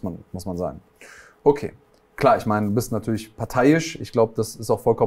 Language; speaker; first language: German; native; German